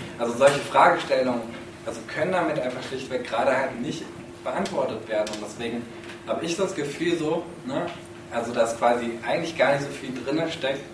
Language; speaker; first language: German; native; German